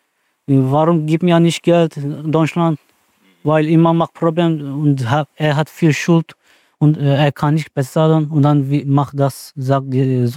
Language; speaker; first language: German; non-native, learner; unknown